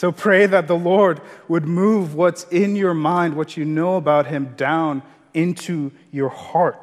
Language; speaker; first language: English; non-native, local second language; Yoruba